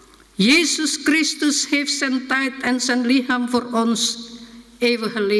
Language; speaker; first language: Dutch; non-native, fluent; Indonesian